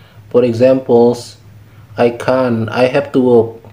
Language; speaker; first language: English; non-native, fluent; Indonesian